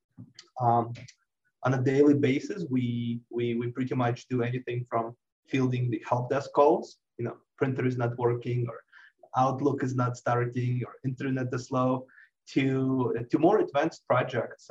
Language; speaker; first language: English; non-native, fluent; Russian